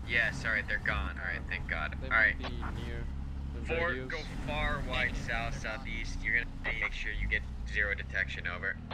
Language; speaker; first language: English; native; English